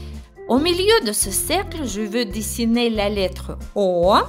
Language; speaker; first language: French; non-native, fluent; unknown